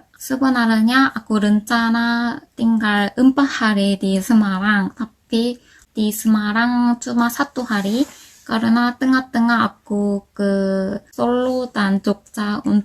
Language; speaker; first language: Indonesian; non-native, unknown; Korean